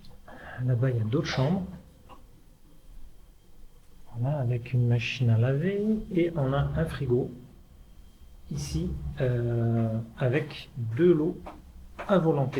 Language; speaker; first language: French; native; French